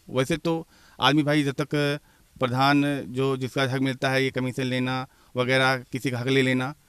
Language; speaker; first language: Hindi; native; Hindi